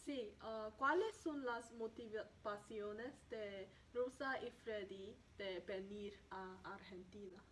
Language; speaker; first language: Spanish; non-native, learner; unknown